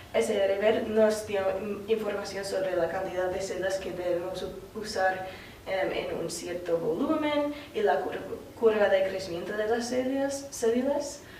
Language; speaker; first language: Spanish; non-native, learner; English